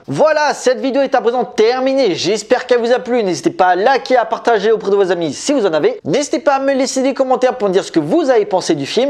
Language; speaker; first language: French; native; French